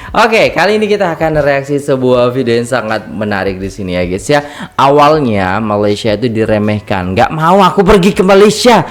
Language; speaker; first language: Indonesian; native; Indonesian